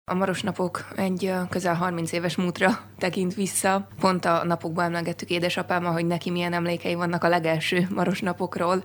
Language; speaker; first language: Hungarian; native; Hungarian